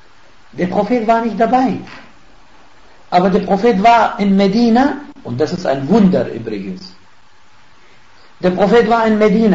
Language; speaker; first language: German; non-native, fluent; Arabic